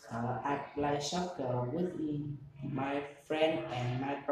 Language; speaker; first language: English; non-native, learner; Vietnamese